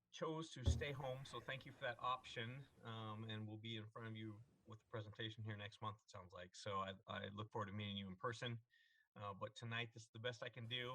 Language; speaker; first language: English; native; English